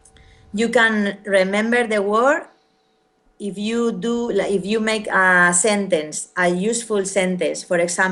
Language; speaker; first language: English; non-native, learner; Spanish